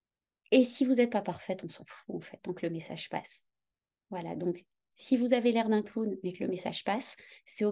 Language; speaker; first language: French; native; French